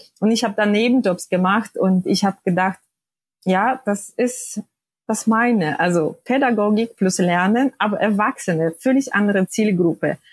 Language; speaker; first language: German; non-native, fluent; Polish